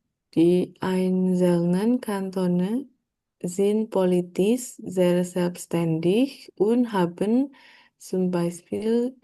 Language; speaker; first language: German; non-native, learner; Indonesian